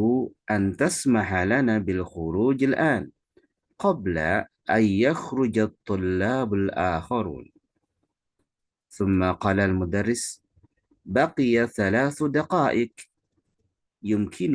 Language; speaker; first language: Arabic; non-native, fluent; Indonesian